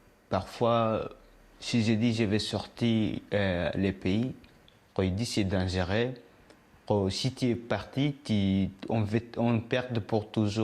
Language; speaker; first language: French; non-native, learner; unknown